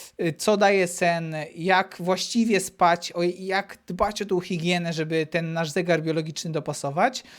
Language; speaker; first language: Polish; native; Polish